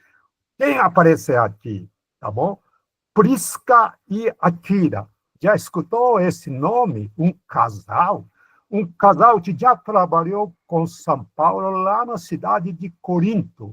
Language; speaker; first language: Portuguese; non-native, fluent; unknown